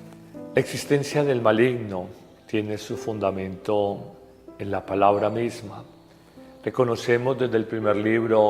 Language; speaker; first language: Spanish; native; Spanish